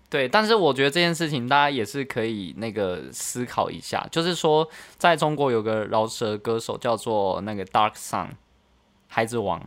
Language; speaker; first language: Chinese; native; Chinese